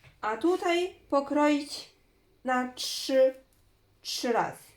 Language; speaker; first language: Polish; non-native, learner; Chinese